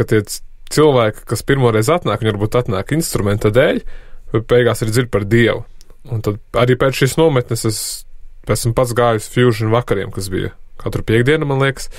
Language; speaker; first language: Latvian; native; Latvian